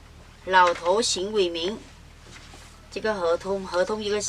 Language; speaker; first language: Chinese; non-native, learner; Vietnamese